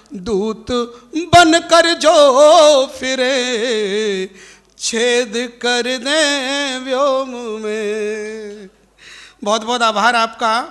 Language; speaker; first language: Hindi; native; Hindi